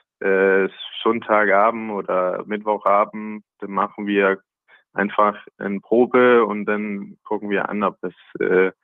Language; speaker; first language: German; non-native, learner; Danish